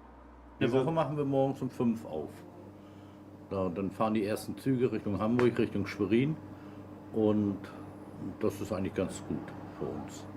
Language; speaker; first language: German; native; German